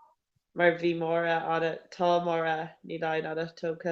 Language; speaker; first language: Irish; non-native, local second language; English